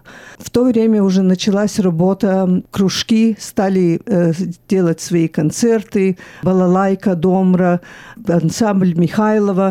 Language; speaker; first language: Russian; early bilingual, heritage; Russian